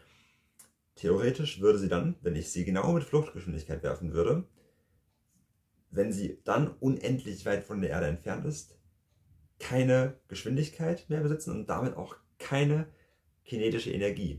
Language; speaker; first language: German; native; German